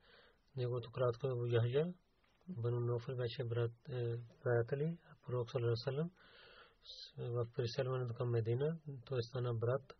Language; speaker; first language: Bulgarian; non-native, learner; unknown